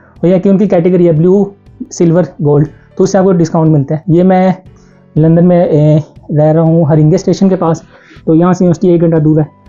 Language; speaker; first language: Urdu; non-native, local second language; Punjabi